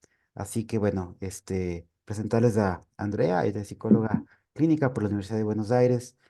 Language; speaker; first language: Spanish; native; Spanish